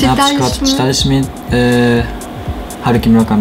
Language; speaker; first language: Polish; non-native, learner; Japanese